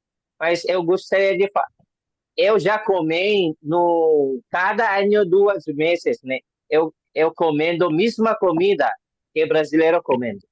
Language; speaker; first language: Portuguese; non-native, learner; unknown